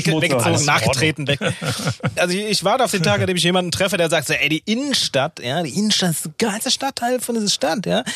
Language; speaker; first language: German; native; German